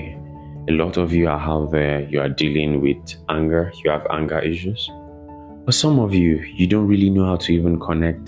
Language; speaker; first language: English; non-native, local second language; Yoruba